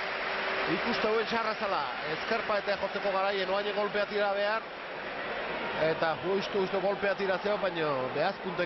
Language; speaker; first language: Basque; native; Basque